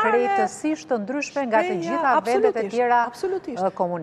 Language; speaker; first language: Albanian; native; Albanian